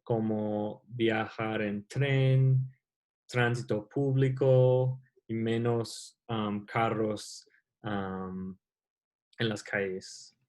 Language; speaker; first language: Spanish; non-native, learner; English